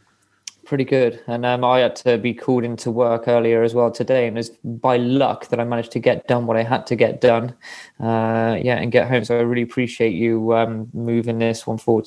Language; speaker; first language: English; native; English